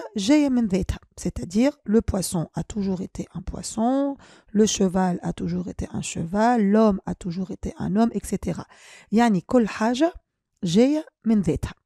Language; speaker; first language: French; non-native, local second language; Arabic